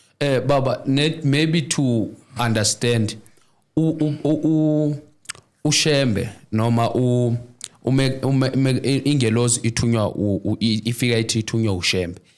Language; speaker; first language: Zulu; native; Zulu